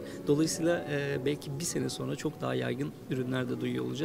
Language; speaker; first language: Turkish; native; Turkish